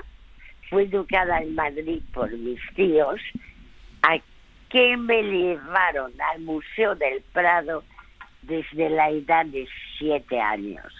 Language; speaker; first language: Spanish; early bilingual, other home language; French